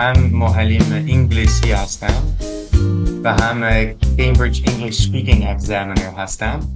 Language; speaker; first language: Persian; non-native, learner; Dutch